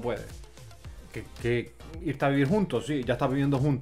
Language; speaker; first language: Spanish; native; Spanish